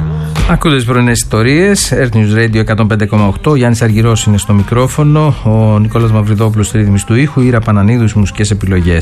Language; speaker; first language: Greek; native; Greek